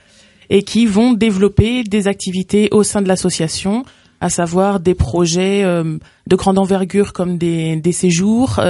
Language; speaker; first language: French; native; French